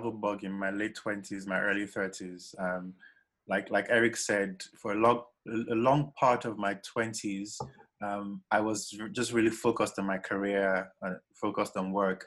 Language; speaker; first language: English; non-native, local second language; Yoruba